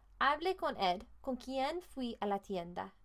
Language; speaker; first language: Spanish; non-native, fluent; English